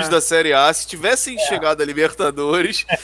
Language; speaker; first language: Portuguese; native; Portuguese